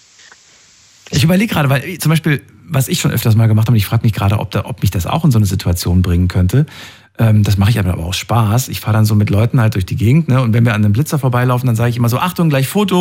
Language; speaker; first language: German; native; German